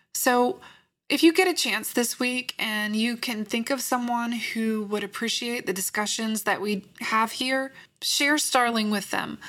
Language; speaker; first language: English; native; English